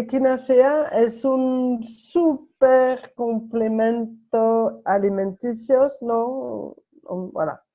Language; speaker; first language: Spanish; non-native, learner; French